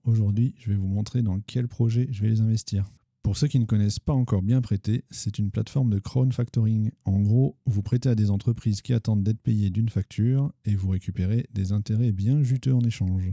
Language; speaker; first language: French; native; French